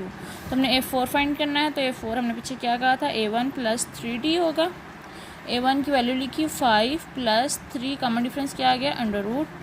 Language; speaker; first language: Hindi; non-native, local second language; Punjabi